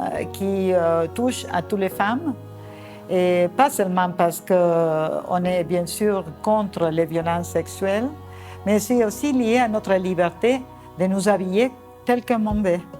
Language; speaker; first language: French; non-native, fluent; Spanish